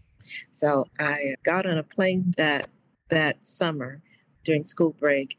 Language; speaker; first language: English; native; English